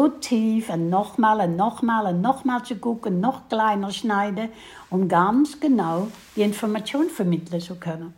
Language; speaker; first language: German; non-native, fluent; Dutch